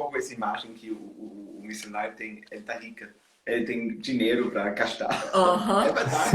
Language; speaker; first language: Portuguese; non-native, learner; German